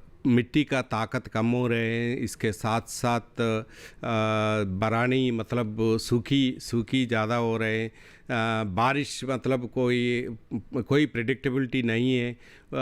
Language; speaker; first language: Hindi; non-native, local second language; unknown